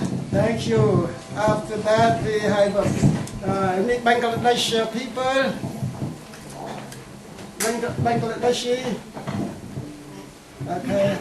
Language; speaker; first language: English; non-native, fluent; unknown